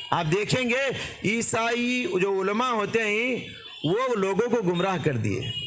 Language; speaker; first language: Urdu; native; Urdu